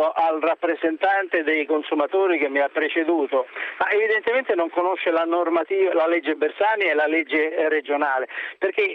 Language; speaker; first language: Italian; native; Italian